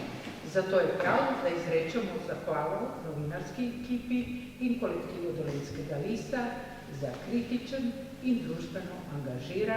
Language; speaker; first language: Slovenian; native; Slovenian